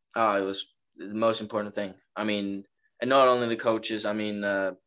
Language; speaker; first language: English; non-native, fluent; Norwegian